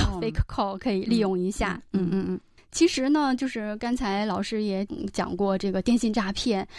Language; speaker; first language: Chinese; native; Chinese